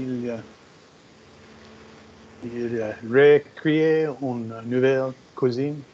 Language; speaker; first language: French; non-native, learner; English